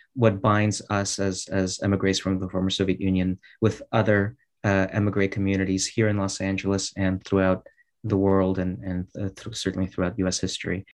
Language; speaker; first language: English; early bilingual, other home language; Russian